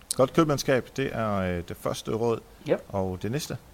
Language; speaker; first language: Danish; native; Danish